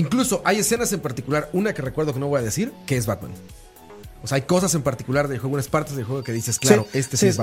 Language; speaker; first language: Spanish; native; Spanish